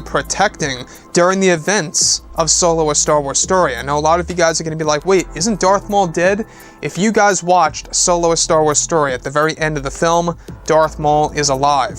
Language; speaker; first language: English; native; English